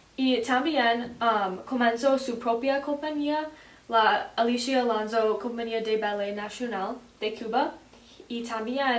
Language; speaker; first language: Spanish; non-native, learner; English